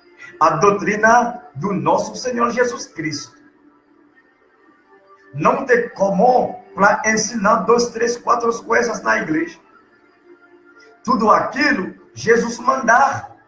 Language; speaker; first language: Portuguese; non-native, learner; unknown